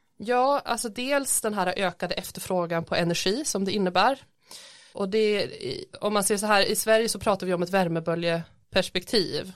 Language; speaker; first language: Swedish; native; Swedish